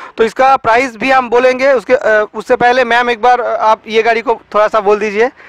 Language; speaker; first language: Hindi; non-native, local second language; Bangla